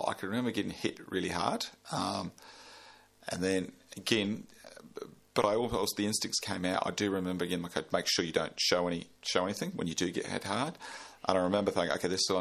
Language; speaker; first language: English; native; English